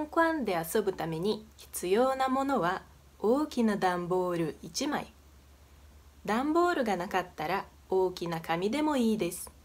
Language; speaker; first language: Japanese; non-native, fluent; Portuguese